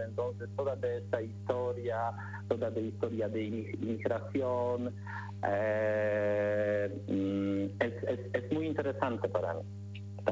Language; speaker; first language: Spanish; non-native, learner; Polish